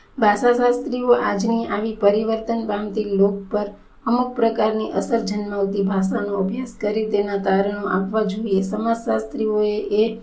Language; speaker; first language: Gujarati; native; Gujarati